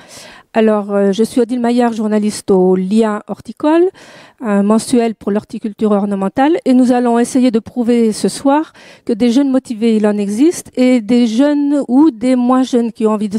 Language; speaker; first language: French; native; French